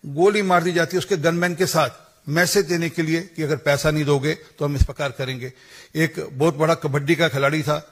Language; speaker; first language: Hindi; non-native, local second language; Punjabi